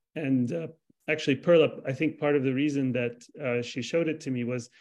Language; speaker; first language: English; early bilingual, other home language; Arabic